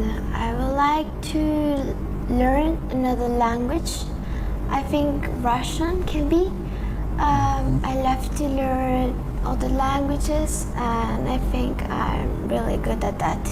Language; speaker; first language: English; non-native, learner; Spanish